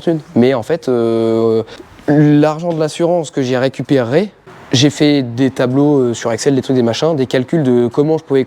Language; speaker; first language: French; native; French